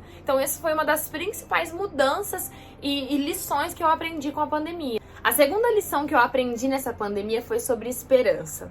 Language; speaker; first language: Portuguese; native; Portuguese